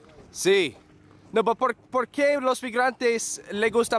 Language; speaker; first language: Spanish; non-native, learner; English